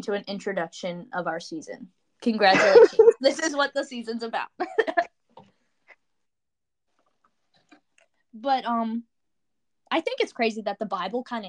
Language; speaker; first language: English; native; English